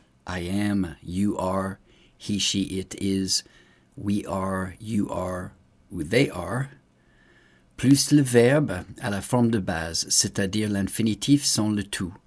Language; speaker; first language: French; non-native, fluent; English